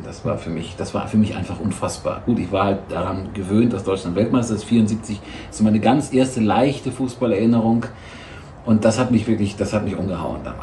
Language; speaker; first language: German; native; German